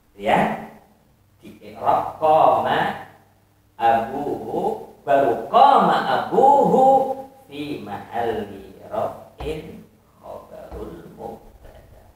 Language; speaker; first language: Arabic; non-native, fluent; Indonesian